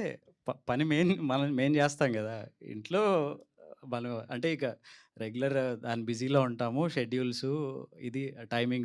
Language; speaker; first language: Telugu; native; Telugu